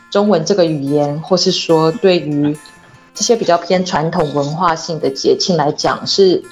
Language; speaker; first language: Chinese; native; Chinese